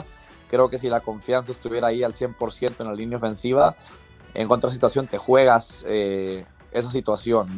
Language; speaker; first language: Spanish; native; Spanish